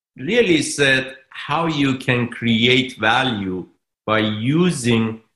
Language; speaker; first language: English; non-native, fluent; Persian